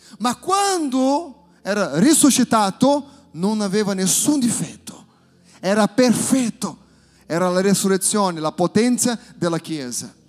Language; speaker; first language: Italian; non-native, fluent; Portuguese